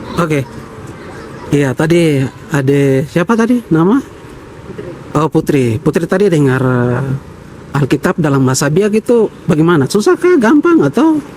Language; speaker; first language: Indonesian; native; Indonesian